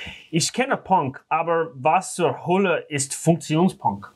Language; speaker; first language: German; non-native, learner; English